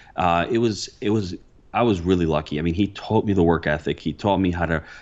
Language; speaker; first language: English; early bilingual, other home language; Italian